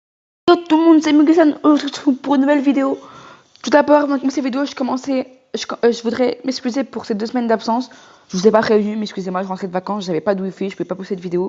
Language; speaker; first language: French; native; French